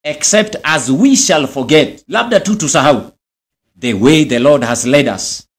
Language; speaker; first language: English; non-native, local second language; Swahili